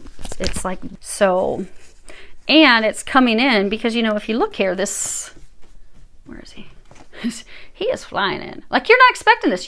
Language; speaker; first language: English; native; English